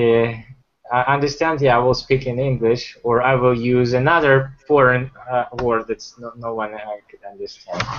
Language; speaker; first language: English; non-native, fluent; Ukrainian